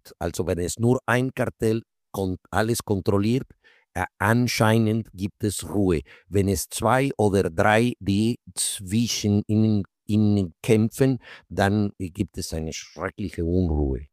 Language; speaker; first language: German; non-native, fluent; Spanish